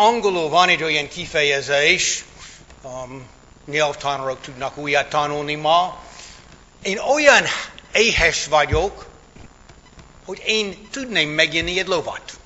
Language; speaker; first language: Hungarian; non-native, fluent; English